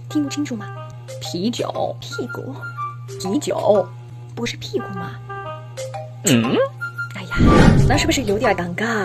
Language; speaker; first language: Chinese; non-native, learner; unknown